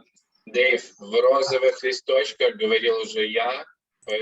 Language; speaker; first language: Russian; native; Russian